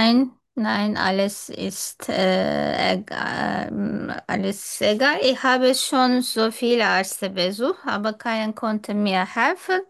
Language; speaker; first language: German; non-native, fluent; Turkish